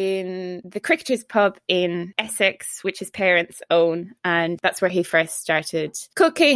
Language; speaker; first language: English; native; English